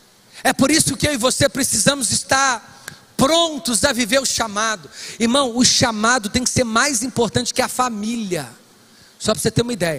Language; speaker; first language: Portuguese; native; Portuguese